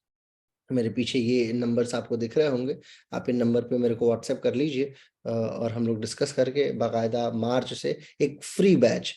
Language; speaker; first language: Hindi; native; Hindi